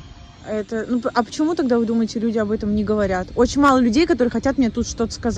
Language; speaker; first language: Russian; native; Russian